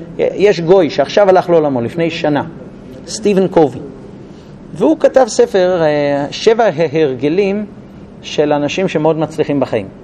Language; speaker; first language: Hebrew; non-native, fluent; English